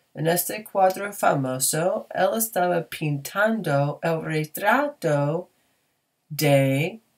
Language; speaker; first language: Spanish; non-native, fluent; English